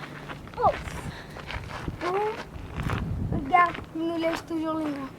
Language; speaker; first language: French; early bilingual, heritage; French